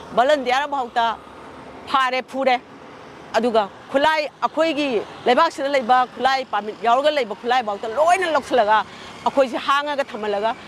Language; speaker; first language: Manipuri; native; Manipuri